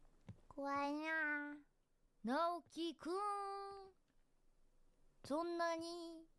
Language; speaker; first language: Japanese; native; Japanese